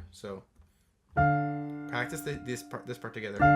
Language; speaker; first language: English; native; English